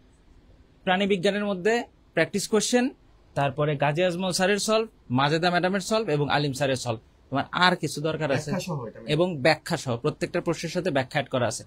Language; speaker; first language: Bangla; native; Bangla